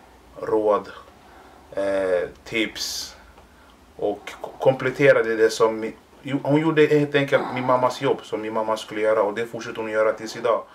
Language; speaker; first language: Swedish; early bilingual, other home language; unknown